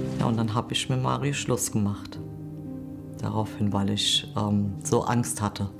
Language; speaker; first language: German; early bilingual, other home language; Kurdish